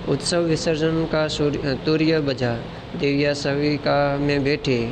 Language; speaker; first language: Hindi; non-native, local second language; Gujarati